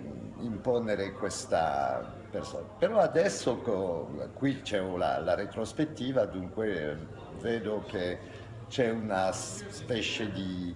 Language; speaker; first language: Italian; non-native, fluent; French